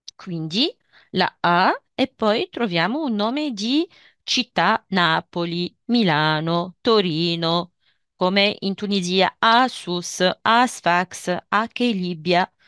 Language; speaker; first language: Italian; non-native, fluent; Arabic